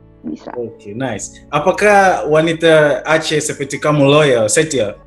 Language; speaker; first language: Indonesian; non-native, learner; English